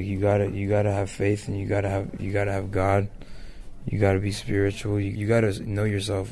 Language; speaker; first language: English; native; English